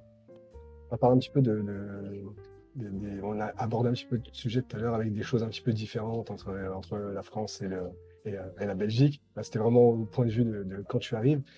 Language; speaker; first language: French; native; French